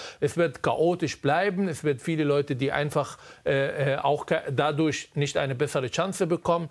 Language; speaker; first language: German; non-native, fluent; Arabic